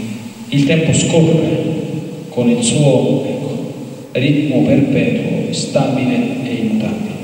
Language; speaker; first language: Italian; native; Italian